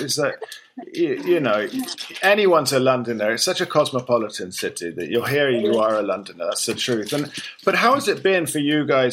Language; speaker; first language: English; native; English